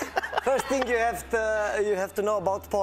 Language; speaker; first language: English; non-native, fluent; Romanian